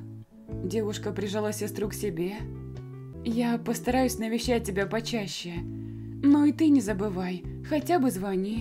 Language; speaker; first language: Russian; native; Russian